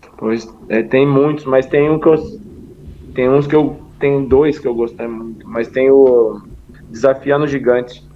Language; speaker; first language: Portuguese; native; Portuguese